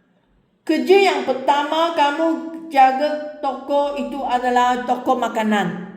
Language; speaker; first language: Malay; non-native, local second language; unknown